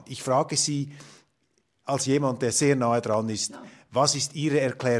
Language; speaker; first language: German; native; German